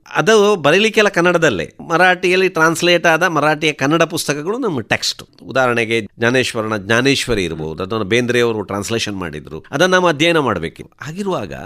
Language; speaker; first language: Kannada; non-native, local second language; Tulu